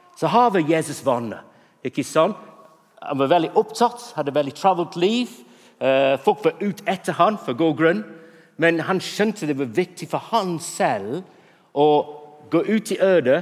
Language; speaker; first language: Norwegian; non-native, fluent; English